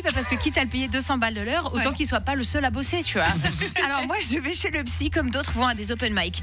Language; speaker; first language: French; native; French